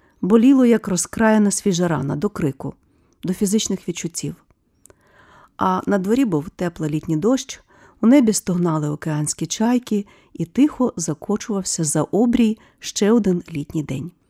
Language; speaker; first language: Ukrainian; native; Ukrainian